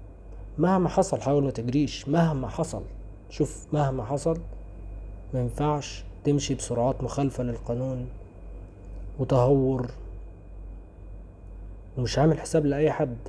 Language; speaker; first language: Arabic; native; Arabic